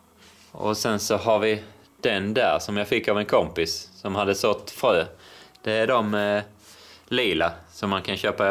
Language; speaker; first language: Swedish; native; Swedish